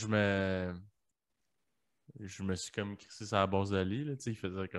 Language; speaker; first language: French; early bilingual, other home language; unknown